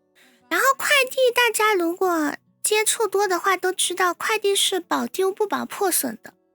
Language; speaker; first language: Chinese; native; Chinese